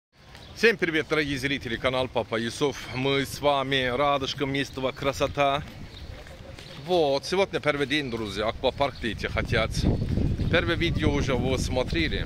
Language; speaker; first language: Russian; non-native, learner; Turkish